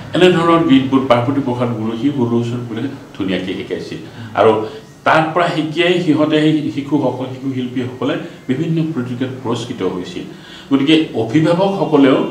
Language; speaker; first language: Assamese; native; Assamese